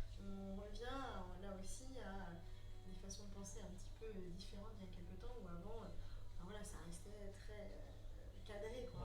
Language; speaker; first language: French; native; French